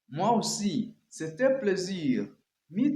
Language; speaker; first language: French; non-native, learner; Kinyarwanda